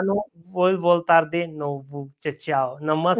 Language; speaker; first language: Portuguese; non-native, learner; Hindi